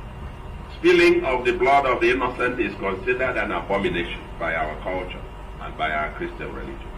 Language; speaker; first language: English; non-native, local second language; Igbo